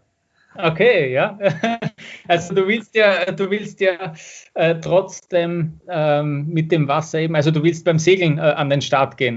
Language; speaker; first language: German; native; German